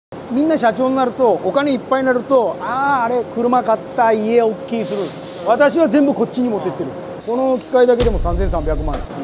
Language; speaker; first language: Japanese; non-native, local second language; Chinese